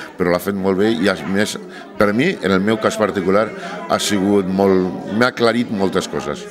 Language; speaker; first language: Catalan; native; Catalan